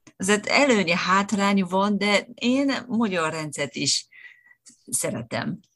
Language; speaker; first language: Hungarian; non-native, fluent; Japanese